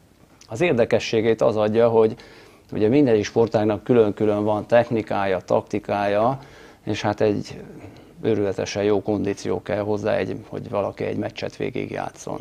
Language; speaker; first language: Hungarian; native; Hungarian